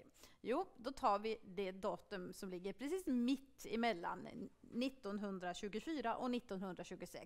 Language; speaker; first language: Swedish; native; Swedish